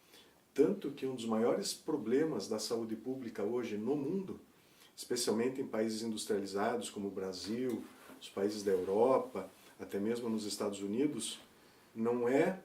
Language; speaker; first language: Portuguese; native; Portuguese